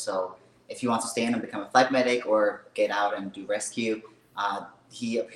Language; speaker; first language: English; non-native, fluent; German